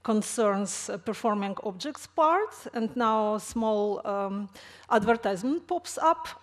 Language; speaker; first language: English; non-native, fluent; Russian